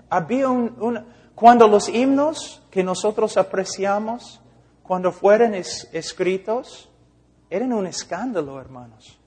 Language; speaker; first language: Spanish; non-native, fluent; English